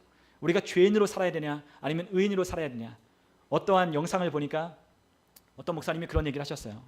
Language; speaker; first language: Korean; native; Korean